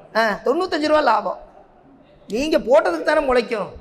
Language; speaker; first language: Tamil; native; Tamil